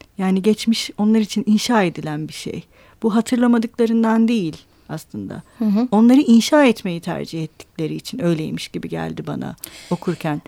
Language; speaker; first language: Turkish; native; Turkish